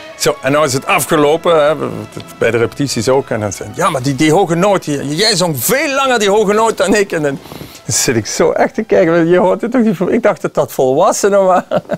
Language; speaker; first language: Dutch; native; Dutch